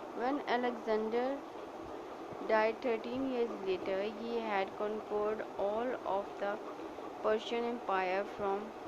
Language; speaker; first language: English; non-native, local second language; Urdu